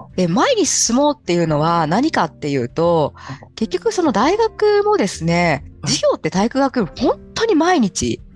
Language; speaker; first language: Japanese; native; Japanese